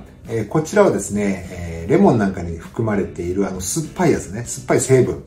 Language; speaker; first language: Japanese; native; Japanese